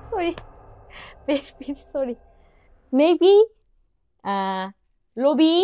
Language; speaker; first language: English; non-native, learner; Japanese